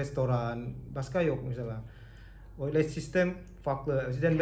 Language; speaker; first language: Turkish; non-native, learner; Indonesian